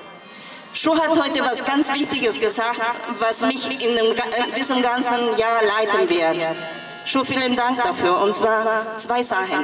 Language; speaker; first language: German; non-native, fluent; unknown